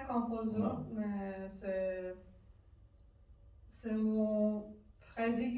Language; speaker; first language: French; non-native, learner; Persian